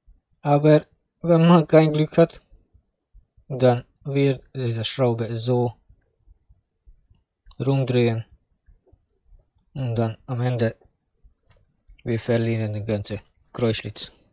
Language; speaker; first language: German; non-native, fluent; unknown